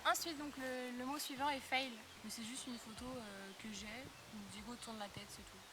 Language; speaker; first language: French; native; French